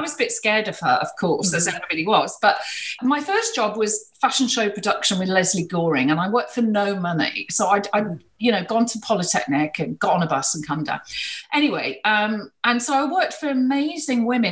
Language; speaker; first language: English; native; English